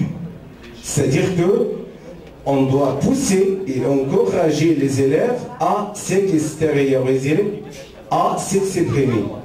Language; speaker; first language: French; non-native, fluent; Arabic